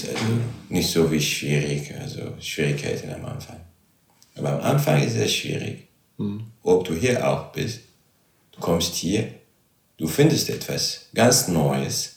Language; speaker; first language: German; non-native, learner; Arabic